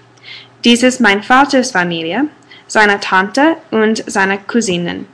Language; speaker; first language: German; non-native, learner; English